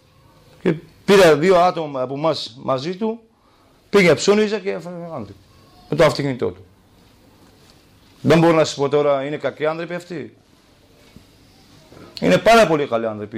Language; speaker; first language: Greek; non-native, learner; Kurdish